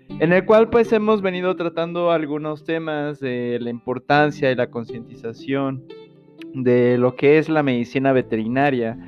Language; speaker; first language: Spanish; native; Spanish